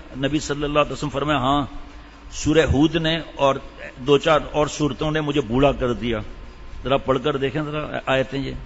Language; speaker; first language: Urdu; native; Urdu